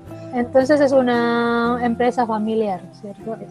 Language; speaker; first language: Spanish; non-native, learner; Indonesian